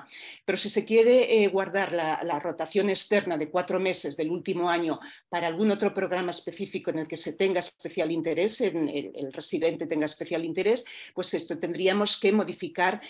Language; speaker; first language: Spanish; native; Spanish